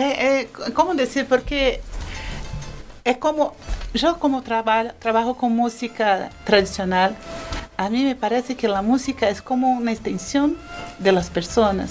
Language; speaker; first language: Spanish; non-native, fluent; Portuguese